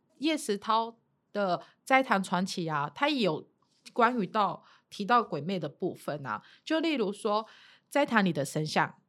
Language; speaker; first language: Chinese; native; Chinese